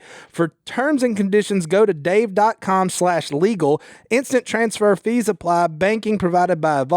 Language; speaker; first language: English; native; English